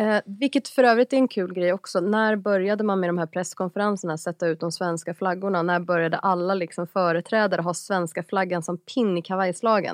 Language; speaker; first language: Swedish; native; Swedish